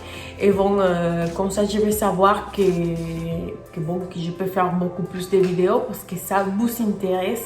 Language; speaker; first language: French; non-native, fluent; Spanish